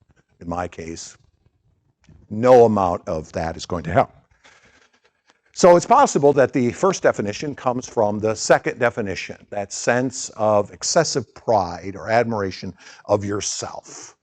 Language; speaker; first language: English; native; English